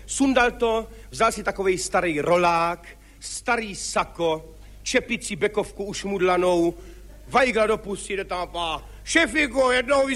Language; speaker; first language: Czech; native; Czech